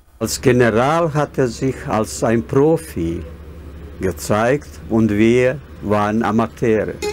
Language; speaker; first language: German; non-native, fluent; Bosnian